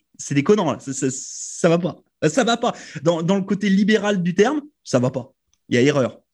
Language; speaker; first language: French; native; French